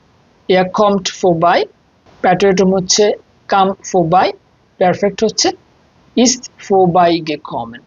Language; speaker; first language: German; non-native, fluent; Bangla